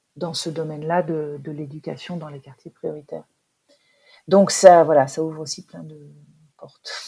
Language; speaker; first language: French; native; French